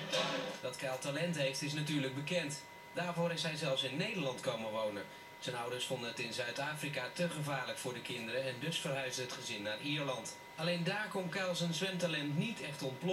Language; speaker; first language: Dutch; native; Dutch